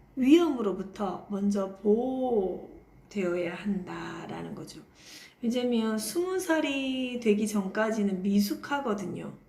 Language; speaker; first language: Korean; native; Korean